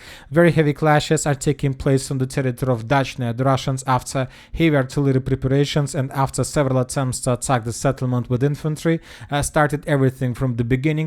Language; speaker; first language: English; non-native, fluent; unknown